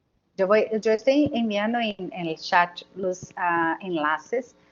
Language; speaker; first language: Spanish; non-native, learner; Portuguese